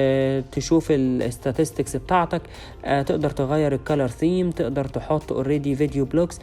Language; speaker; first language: Arabic; native; Arabic